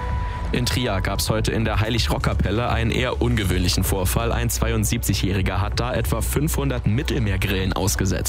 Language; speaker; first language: German; native; German